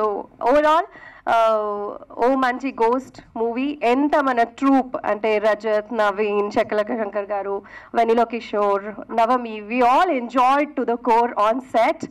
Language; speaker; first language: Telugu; non-native, fluent; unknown